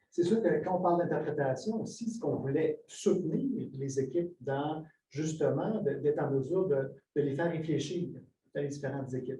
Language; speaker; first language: French; native; French